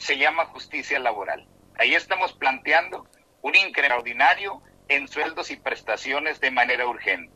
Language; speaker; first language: Spanish; native; Spanish